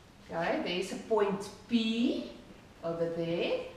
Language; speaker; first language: English; non-native, local second language; Afrikaans